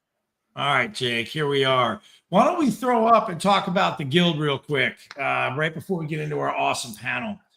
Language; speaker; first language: English; native; English